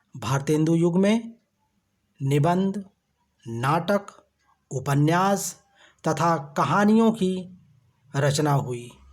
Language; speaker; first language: Hindi; native; Hindi